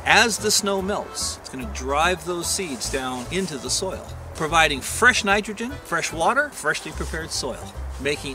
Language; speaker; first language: English; native; English